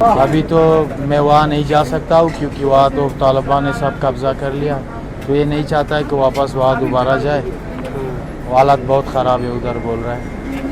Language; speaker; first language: Hindi; non-native, learner; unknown